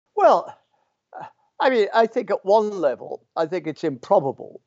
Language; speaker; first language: English; native; English